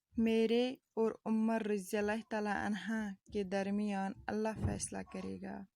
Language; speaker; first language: Urdu; non-native, local second language; Kashmiri